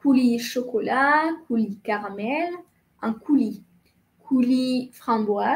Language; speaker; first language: French; non-native, fluent; Spanish